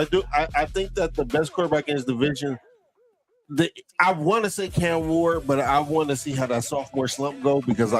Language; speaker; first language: English; native; English